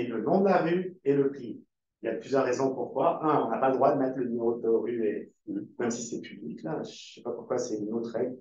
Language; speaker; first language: French; native; French